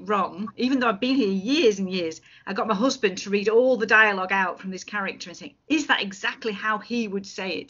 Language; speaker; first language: English; native; English